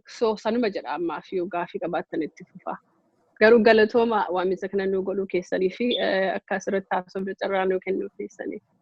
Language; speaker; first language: Oromo; early bilingual, heritage; Oromo